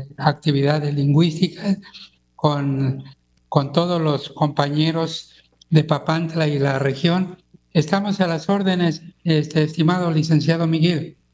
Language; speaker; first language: Spanish; non-native, local second language; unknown